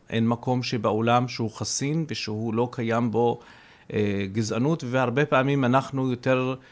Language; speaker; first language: Hebrew; non-native, local second language; Arabic